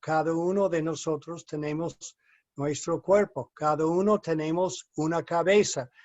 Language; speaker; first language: Spanish; non-native, fluent; English